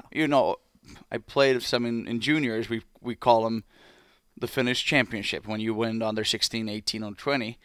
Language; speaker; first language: English; non-native, fluent; Finnish